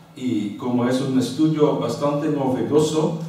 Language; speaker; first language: Spanish; non-native, fluent; Dutch